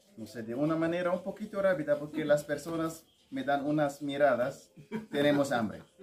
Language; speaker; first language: Spanish; non-native, learner; Arabic